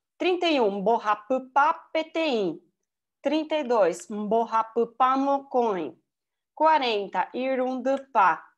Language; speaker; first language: Portuguese; native; Portuguese